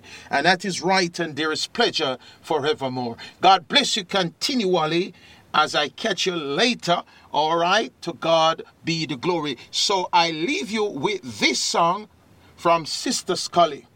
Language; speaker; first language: English; native; English